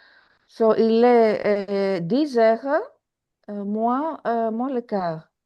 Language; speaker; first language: French; non-native, fluent; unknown